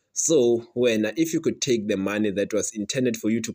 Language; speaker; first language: English; non-native, local second language; Swati